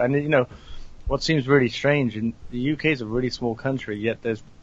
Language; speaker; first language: English; native; English